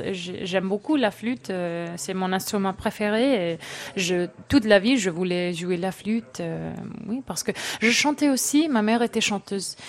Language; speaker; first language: French; non-native, fluent; English